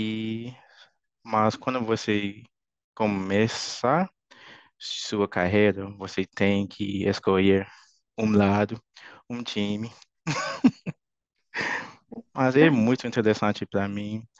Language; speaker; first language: Portuguese; non-native, fluent; English